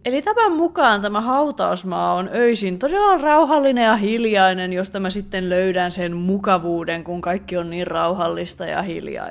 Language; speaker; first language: Finnish; native; Finnish